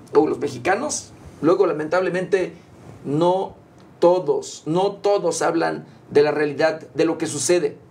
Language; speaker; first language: Spanish; native; Spanish